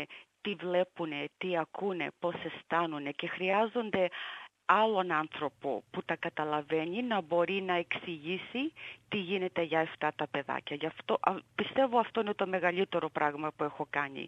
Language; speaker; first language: Greek; early bilingual, heritage; Greek